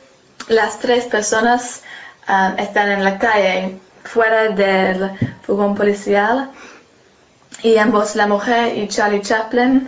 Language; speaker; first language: Spanish; non-native, learner; English